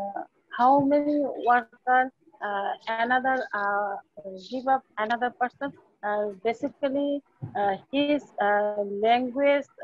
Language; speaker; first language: English; non-native, learner; Bangla